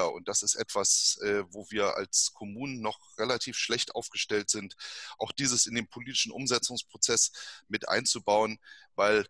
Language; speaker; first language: German; native; German